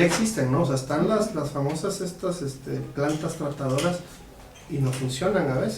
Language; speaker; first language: Spanish; native; Spanish